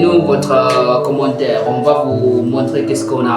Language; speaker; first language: French; non-native, learner; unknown